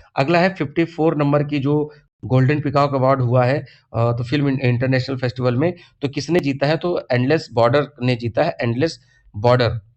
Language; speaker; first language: Hindi; native; Hindi